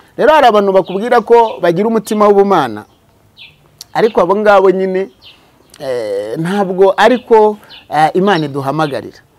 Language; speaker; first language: Kinyarwanda; native; Kinyarwanda